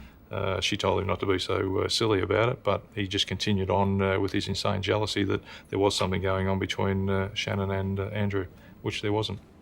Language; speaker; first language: English; native; English